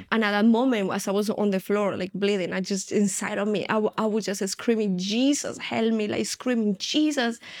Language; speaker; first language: English; non-native, fluent; Spanish